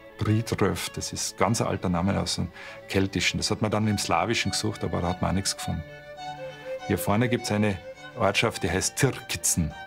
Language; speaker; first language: German; native; German